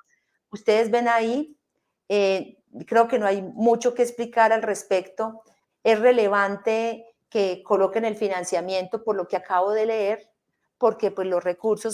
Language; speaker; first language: Spanish; native; Spanish